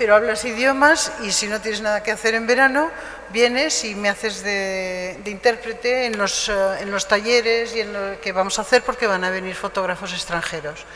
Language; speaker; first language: Spanish; native; Spanish